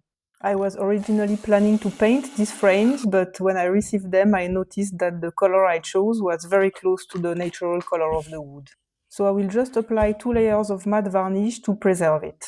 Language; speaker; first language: English; non-native, fluent; French